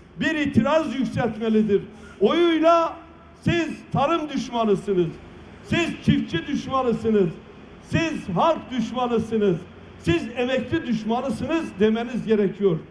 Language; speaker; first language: Turkish; non-native, local second language; Kurdish